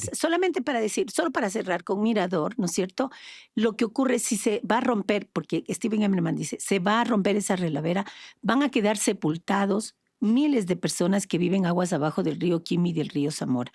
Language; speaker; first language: Spanish; native; Spanish